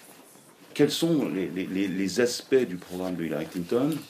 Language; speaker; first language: French; native; French